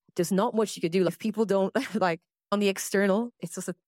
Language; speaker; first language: English; native; English